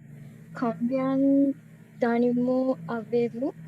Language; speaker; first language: French; non-native, learner; Sinhala